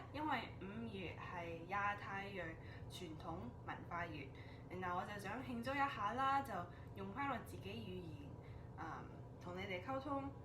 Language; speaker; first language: Cantonese; early bilingual, heritage; Cantonese